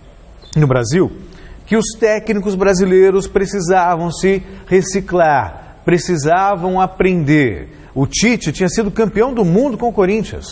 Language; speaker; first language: Portuguese; native; Portuguese